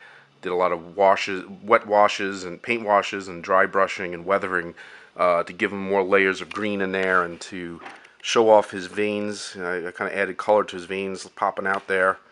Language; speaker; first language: English; native; English